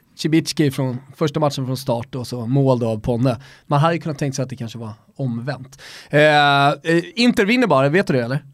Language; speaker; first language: Swedish; native; Swedish